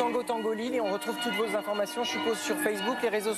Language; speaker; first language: French; native; French